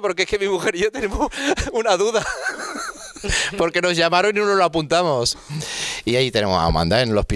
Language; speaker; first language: Spanish; native; Spanish